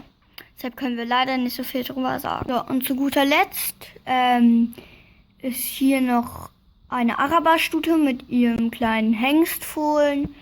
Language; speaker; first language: German; native; German